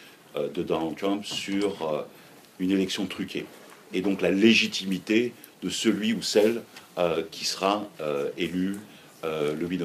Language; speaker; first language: French; native; French